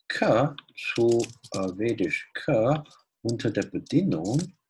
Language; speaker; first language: German; non-native, fluent; Chinese